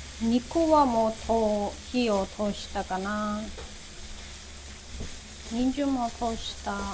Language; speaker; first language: Japanese; non-native, fluent; Mongolian